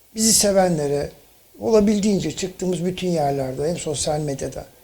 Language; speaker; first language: Turkish; native; Turkish